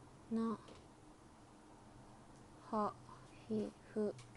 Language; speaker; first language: Japanese; native; Japanese